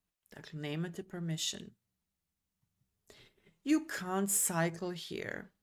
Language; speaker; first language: English; non-native, fluent; Serbian